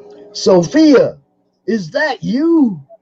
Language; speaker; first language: English; native; English